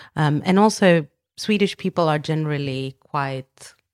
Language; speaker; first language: English; early bilingual, other home language; Romanian